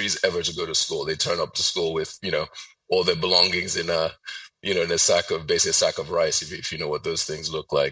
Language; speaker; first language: English; non-native, local second language; Yoruba